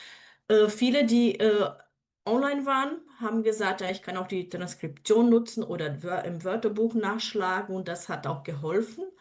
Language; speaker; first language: German; non-native, fluent; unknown